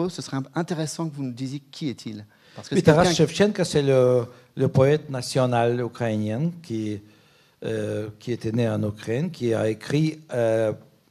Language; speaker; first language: French; non-native, fluent; Ukrainian